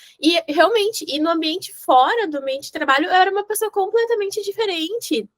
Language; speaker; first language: Portuguese; native; Portuguese